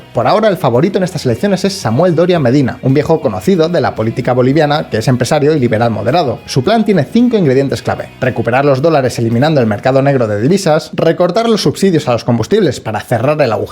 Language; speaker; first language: Spanish; native; Spanish